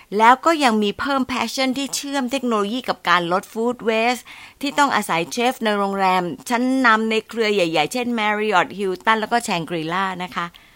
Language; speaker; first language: Thai; native; Thai